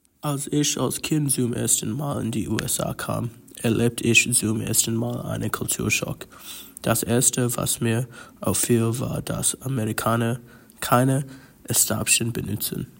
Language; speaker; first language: German; non-native, learner; Chinese